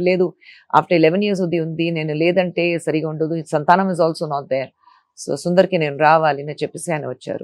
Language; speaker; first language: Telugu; non-native, fluent; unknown